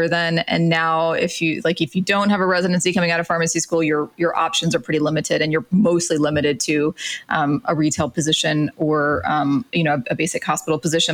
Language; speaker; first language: English; native; English